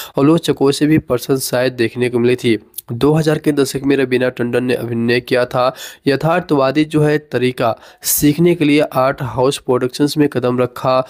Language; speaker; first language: Hindi; native; Hindi